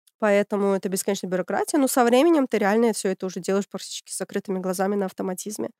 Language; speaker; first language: Russian; native; Russian